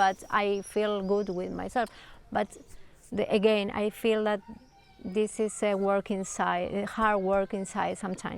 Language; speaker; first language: English; non-native, learner; Spanish